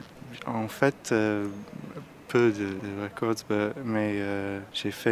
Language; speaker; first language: French; non-native, learner; English